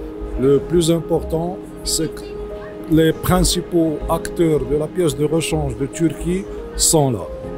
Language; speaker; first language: French; non-native, local second language; Arabic